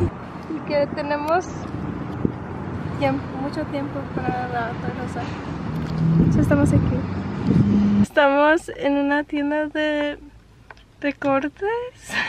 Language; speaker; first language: Spanish; early bilingual, other home language; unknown